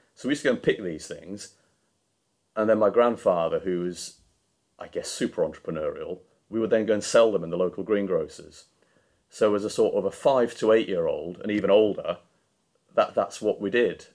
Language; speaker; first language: English; native; English